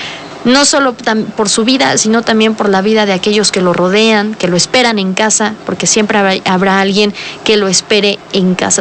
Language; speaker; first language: Spanish; native; Spanish